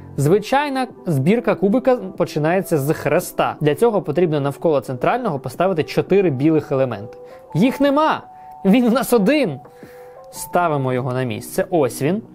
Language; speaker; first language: Ukrainian; non-native, local second language; Russian